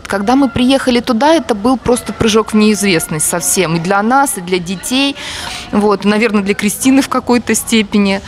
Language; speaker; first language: Russian; native; Russian